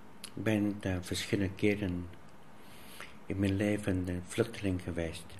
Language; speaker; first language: Dutch; non-native, fluent; Vietnamese